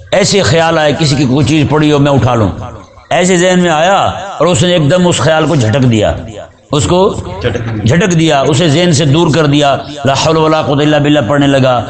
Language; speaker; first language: Urdu; non-native, local second language; Punjabi